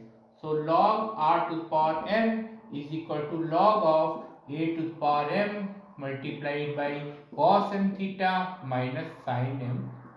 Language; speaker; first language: English; non-native, local second language; Hindi